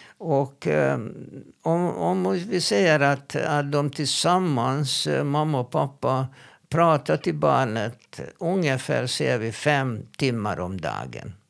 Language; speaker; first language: Swedish; non-native, fluent; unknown